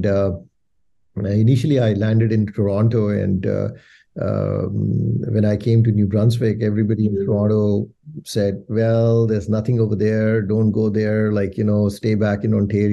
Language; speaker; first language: English; non-native, local second language; Urdu